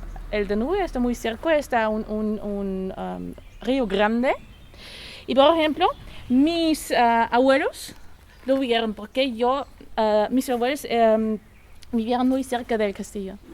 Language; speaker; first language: Spanish; non-native, learner; German